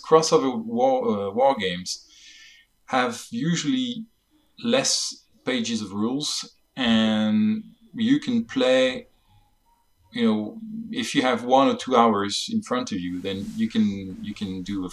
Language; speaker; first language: English; non-native, fluent; French